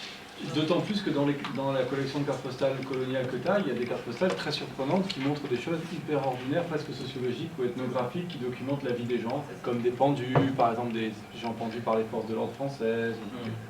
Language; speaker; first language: French; native; French